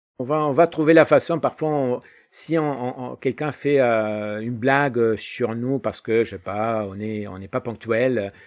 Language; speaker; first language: French; non-native, fluent; Spanish